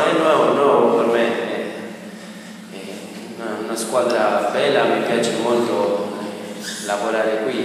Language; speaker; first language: Italian; non-native, learner; Spanish